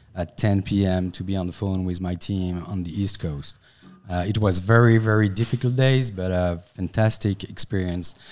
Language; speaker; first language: English; non-native, fluent; French